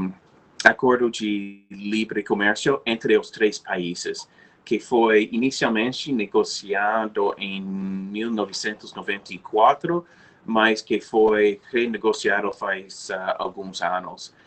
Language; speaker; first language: Portuguese; non-native, fluent; English